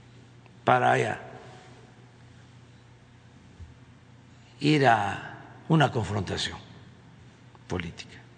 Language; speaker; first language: Spanish; native; Spanish